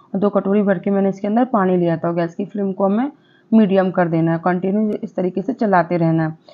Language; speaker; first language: Hindi; non-native, local second language; Gujarati